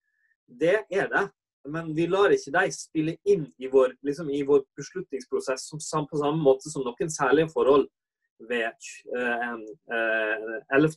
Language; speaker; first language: Norwegian; native; Norwegian